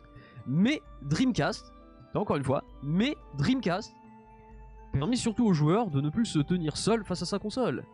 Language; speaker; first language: French; native; French